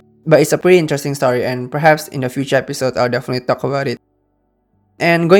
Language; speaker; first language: English; early bilingual, other home language; Indonesian